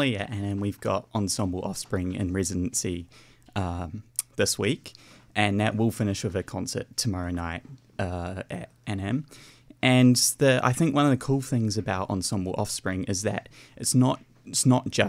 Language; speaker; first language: English; native; English